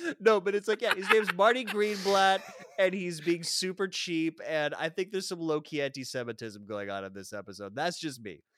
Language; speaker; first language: English; native; English